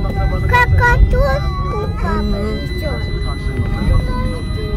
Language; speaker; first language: Russian; early bilingual, heritage; Russian